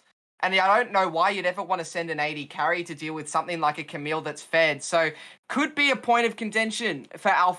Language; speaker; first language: English; native; English